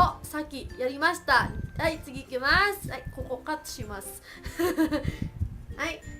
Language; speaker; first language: Japanese; early bilingual, other home language; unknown